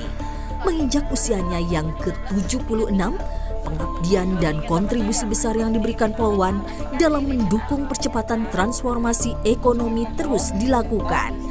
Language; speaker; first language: Indonesian; native; Indonesian